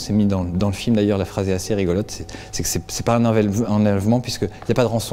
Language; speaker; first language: French; native; French